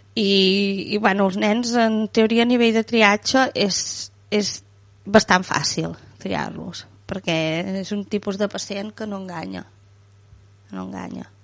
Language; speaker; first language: Catalan; native; Catalan